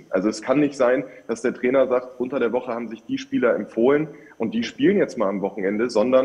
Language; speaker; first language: German; native; German